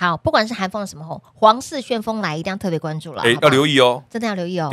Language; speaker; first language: Chinese; native; Chinese